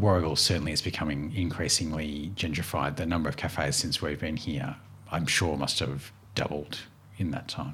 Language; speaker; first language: English; native; English